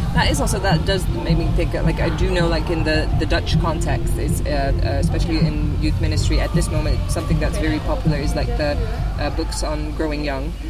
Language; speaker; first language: English; non-native, fluent; Dutch